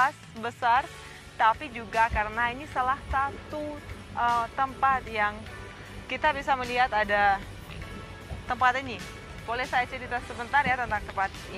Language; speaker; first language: Indonesian; non-native, fluent; Russian